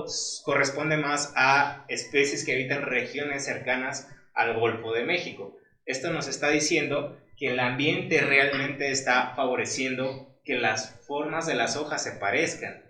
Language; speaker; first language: Spanish; native; Spanish